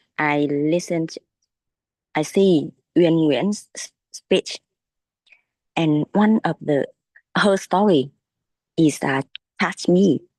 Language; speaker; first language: English; non-native, learner; Vietnamese